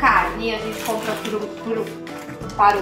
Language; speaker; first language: Portuguese; native; Portuguese